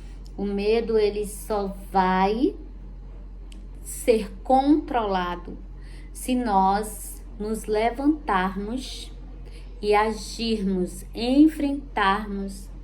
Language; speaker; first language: Portuguese; native; Portuguese